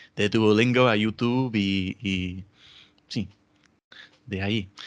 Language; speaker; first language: Spanish; non-native, fluent; English